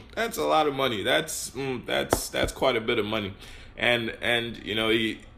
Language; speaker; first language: English; non-native, local second language; Yoruba